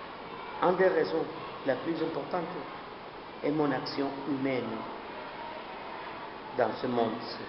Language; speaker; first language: French; non-native, learner; Spanish